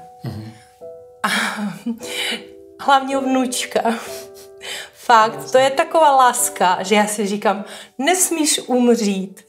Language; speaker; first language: Czech; non-native, fluent; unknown